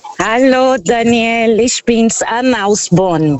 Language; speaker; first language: German; non-native, fluent; Portuguese